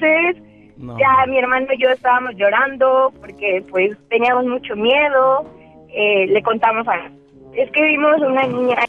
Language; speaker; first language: Spanish; native; Spanish